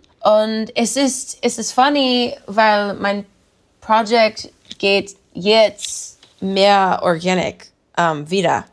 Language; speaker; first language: German; non-native, learner; English